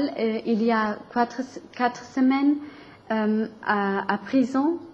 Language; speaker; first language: French; non-native, learner; German